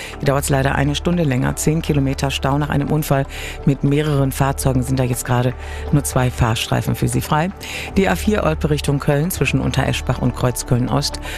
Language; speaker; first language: German; native; German